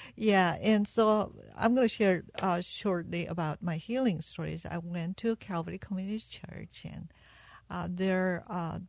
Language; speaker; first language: English; non-native, fluent; Korean